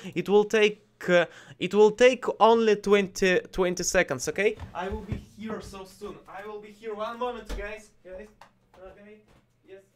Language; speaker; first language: English; non-native, learner; Russian